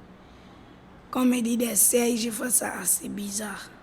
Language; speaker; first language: French; non-native, learner; Lingala